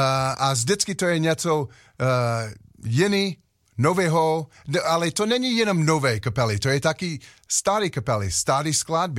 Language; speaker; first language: Czech; non-native, learner; English